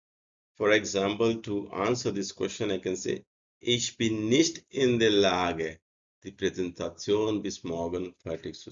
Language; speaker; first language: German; non-native, learner; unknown